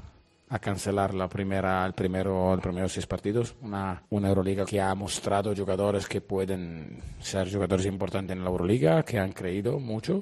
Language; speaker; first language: Spanish; non-native, fluent; Italian